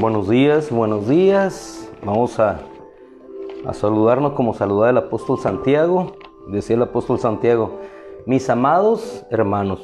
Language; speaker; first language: Spanish; native; Spanish